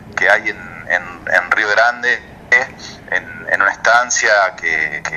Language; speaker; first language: Spanish; native; Spanish